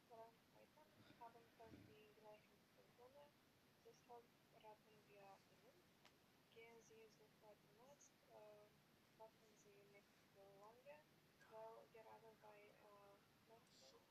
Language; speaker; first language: German; non-native, learner; Macedonian